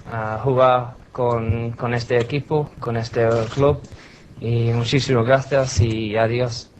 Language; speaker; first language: Spanish; non-native, learner; English